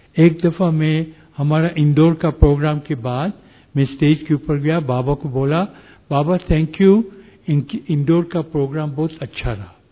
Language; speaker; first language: Hindi; non-native, fluent; Gujarati